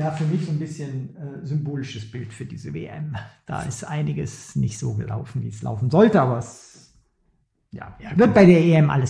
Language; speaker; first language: German; native; German